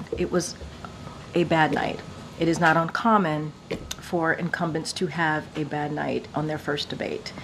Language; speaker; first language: English; native; English